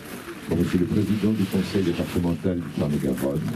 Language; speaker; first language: French; native; French